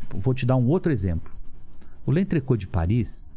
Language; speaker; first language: Portuguese; native; Portuguese